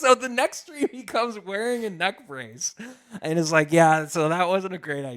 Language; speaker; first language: English; native; English